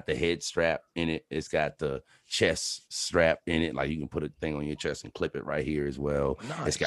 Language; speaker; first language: English; native; English